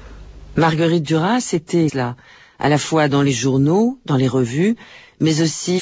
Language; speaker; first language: French; native; French